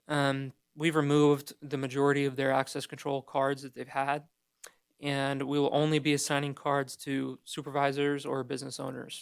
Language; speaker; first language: English; native; English